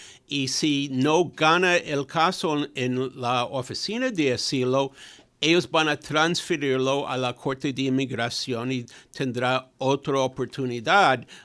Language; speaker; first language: Spanish; non-native, fluent; English